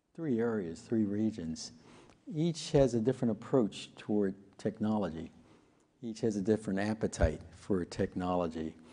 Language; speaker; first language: English; native; English